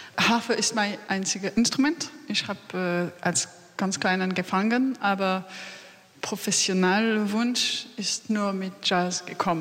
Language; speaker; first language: German; non-native, learner; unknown